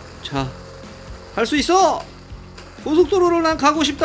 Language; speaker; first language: Korean; native; Korean